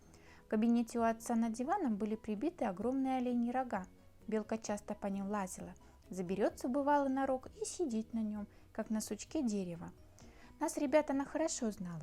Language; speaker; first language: Russian; native; Russian